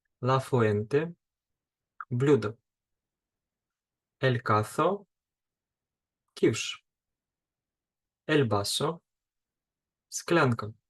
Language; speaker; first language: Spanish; non-native, fluent; Ukrainian